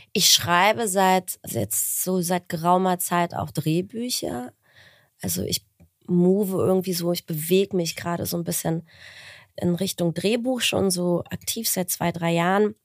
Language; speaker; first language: German; native; German